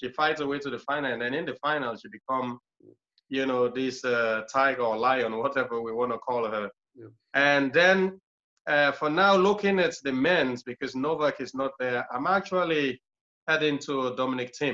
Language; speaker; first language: English; non-native, local second language; Krio